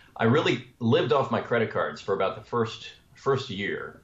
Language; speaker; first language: English; native; English